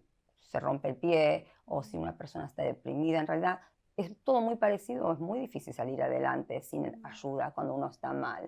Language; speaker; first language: Spanish; early bilingual, heritage; Spanish